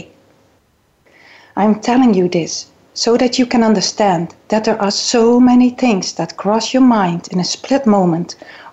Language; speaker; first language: English; non-native, fluent; Dutch